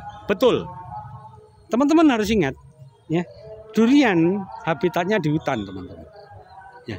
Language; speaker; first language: Indonesian; native; Indonesian